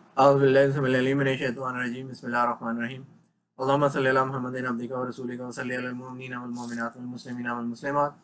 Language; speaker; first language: Urdu; non-native, local second language; Punjabi